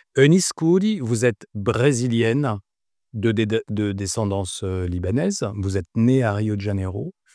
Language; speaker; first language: French; native; French